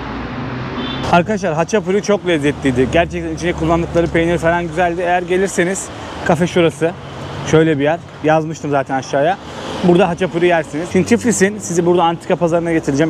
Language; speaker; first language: Turkish; native; Turkish